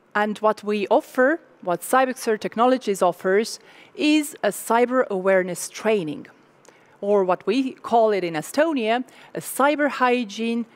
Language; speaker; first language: English; non-native, fluent; Estonian